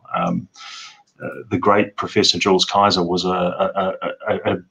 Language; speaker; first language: English; native; English